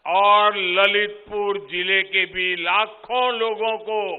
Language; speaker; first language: Hindi; non-native, local second language; Gujarati